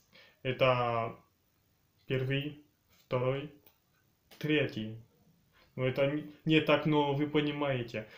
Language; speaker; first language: Russian; early bilingual, heritage; French